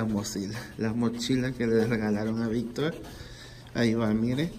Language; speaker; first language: Spanish; native; Spanish